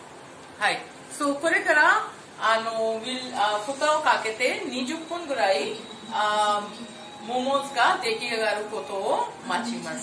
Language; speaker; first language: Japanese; non-native, fluent; Hindi